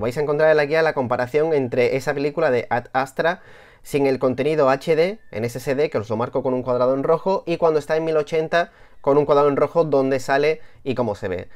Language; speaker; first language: Spanish; native; Spanish